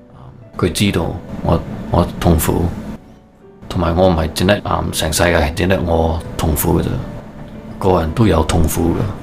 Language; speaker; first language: Cantonese; early bilingual, heritage; Cantonese